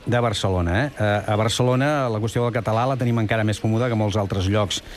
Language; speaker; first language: Catalan; native; Catalan